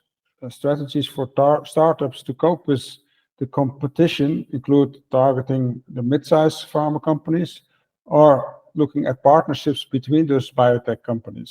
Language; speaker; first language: English; non-native, fluent; Dutch